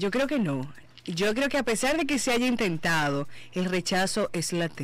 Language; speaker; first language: Spanish; native; Spanish